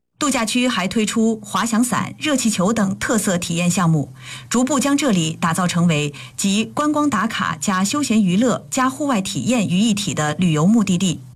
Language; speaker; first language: Chinese; non-native, local second language; Kazakh